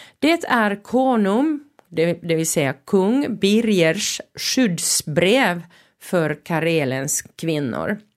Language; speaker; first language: Swedish; non-native, local second language; Finnish